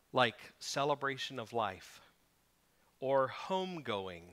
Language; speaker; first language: English; native; English